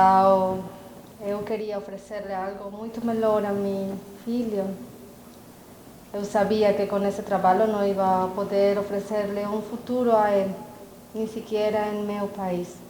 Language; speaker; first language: Portuguese; non-native, learner; Spanish